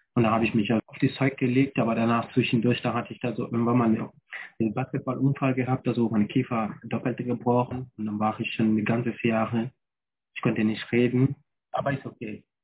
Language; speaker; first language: German; non-native, fluent; Fula